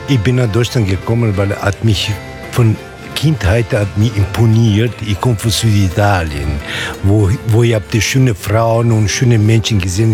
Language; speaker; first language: German; non-native, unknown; Italian